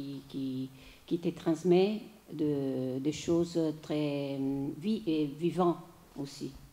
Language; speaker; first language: French; non-native, fluent; Italian